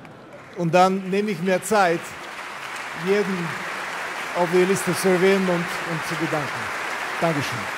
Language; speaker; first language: German; non-native, fluent; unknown